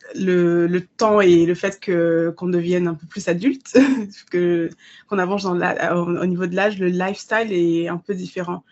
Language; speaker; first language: French; native; French